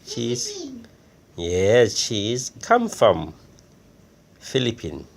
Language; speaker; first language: English; non-native, learner; Thai